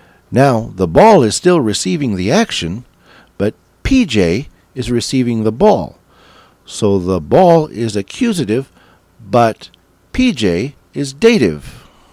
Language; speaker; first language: English; native; English